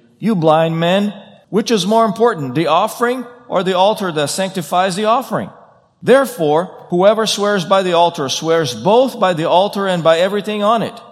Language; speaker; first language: English; non-native, fluent; Portuguese